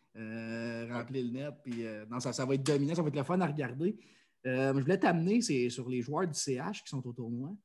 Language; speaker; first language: French; native; French